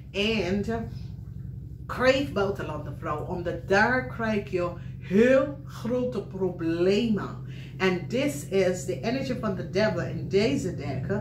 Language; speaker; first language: Dutch; non-native, learner; English